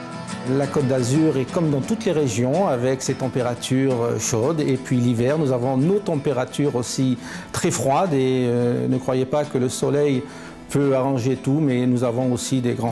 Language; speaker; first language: French; native; French